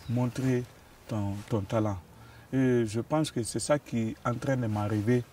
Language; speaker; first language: French; non-native, local second language; Mandingo